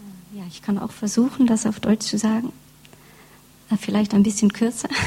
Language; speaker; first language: German; non-native, fluent; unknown